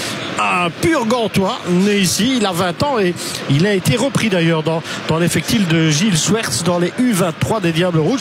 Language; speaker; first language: French; native; French